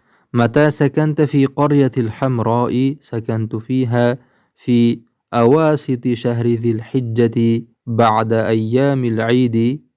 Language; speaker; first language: Arabic; non-native, fluent; Uzbek